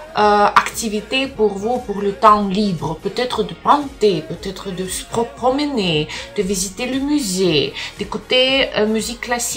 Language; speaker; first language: French; non-native, learner; Russian